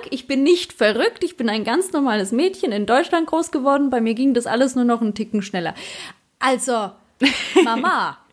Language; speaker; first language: German; early bilingual, other home language; Polish